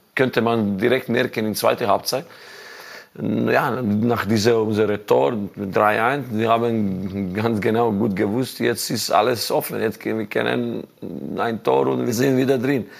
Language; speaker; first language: German; non-native, learner; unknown